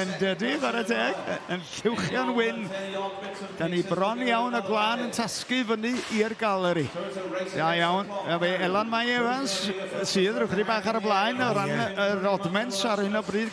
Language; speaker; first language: Welsh; native; Welsh